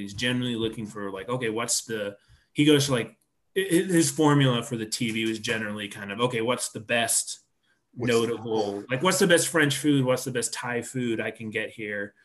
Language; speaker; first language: English; native; English